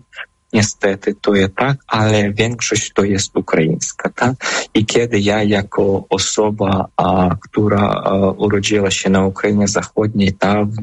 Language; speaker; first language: Polish; non-native, fluent; Ukrainian